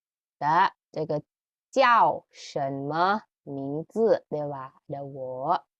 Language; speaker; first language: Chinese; non-native, fluent; Indonesian